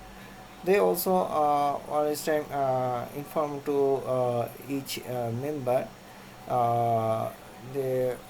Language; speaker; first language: English; non-native, local second language; Bangla